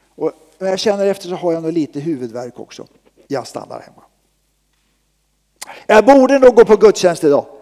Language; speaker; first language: Swedish; native; Swedish